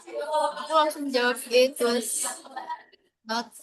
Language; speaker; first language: English; non-native, learner; Indonesian